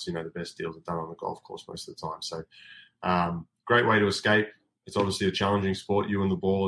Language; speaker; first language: English; native; English